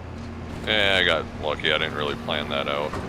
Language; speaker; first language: English; native; English